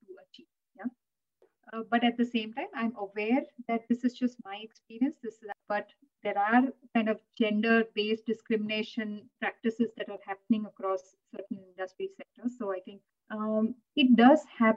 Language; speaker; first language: English; non-native, local second language; Gujarati